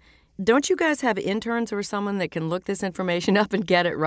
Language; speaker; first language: English; native; English